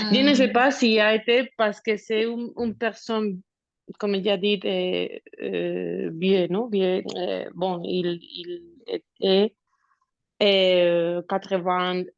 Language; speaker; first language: French; non-native, learner; Spanish